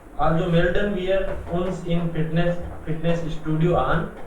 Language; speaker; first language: German; non-native, learner; Punjabi